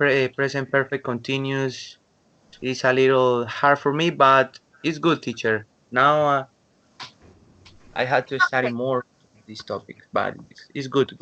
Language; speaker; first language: English; non-native, learner; Spanish